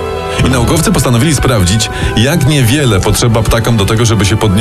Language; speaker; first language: Polish; native; Polish